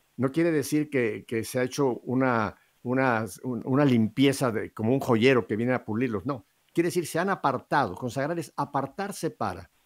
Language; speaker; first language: Spanish; native; Spanish